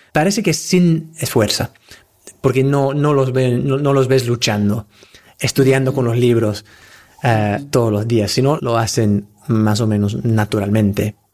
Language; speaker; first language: Spanish; non-native, fluent; English